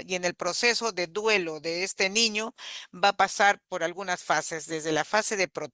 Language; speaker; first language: Spanish; native; Spanish